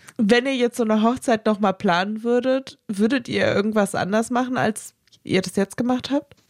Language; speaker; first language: German; native; German